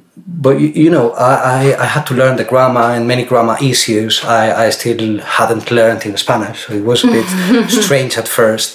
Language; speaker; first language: English; non-native, fluent; Spanish